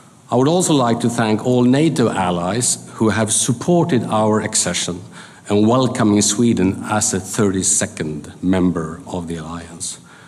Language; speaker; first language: English; non-native, fluent; Swedish